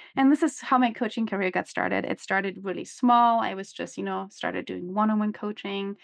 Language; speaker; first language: English; non-native, fluent; German